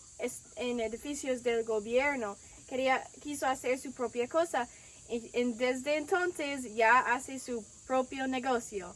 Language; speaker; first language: Spanish; non-native, fluent; English